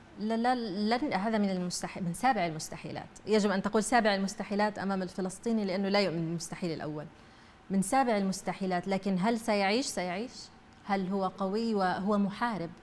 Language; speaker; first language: Arabic; native; Arabic